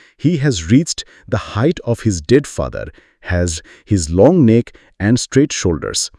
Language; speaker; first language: English; non-native, local second language; Bangla